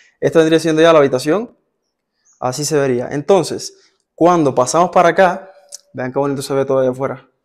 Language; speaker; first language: Spanish; native; Spanish